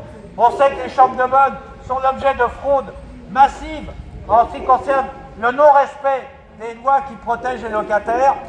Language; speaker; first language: French; native; French